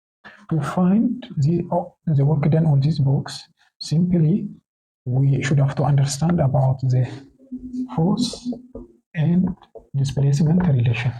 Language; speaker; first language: English; non-native, local second language; Oromo